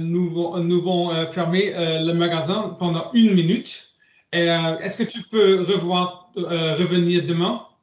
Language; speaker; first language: French; non-native, learner; English